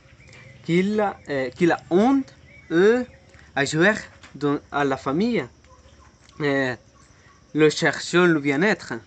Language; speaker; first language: French; non-native, learner; Spanish